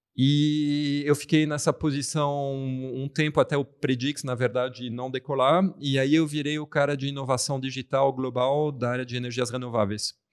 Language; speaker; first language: Portuguese; non-native, fluent; French